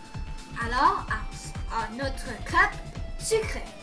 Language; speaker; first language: French; non-native, learner; English